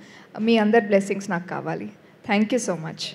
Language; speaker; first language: Telugu; non-native, fluent; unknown